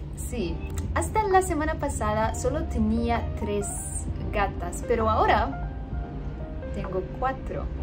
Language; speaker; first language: Spanish; non-native, learner; Arabic